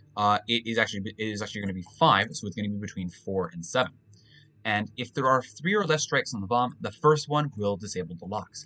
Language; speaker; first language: English; native; English